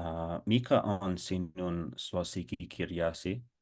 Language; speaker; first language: Finnish; non-native, learner; English